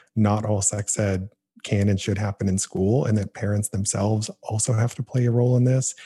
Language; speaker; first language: English; native; English